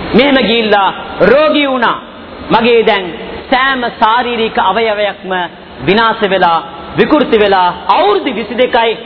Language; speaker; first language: Sinhala; non-native, local second language; Tamil